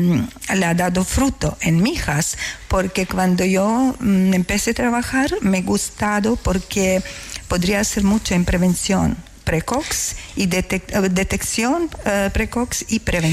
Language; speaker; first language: Spanish; non-native, learner; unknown